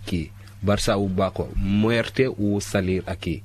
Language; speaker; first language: Spanish; non-native, learner; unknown